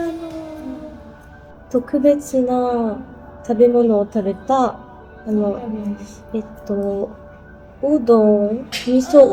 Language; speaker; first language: Japanese; non-native, learner; French